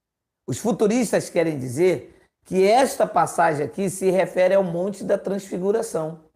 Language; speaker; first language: Portuguese; native; Portuguese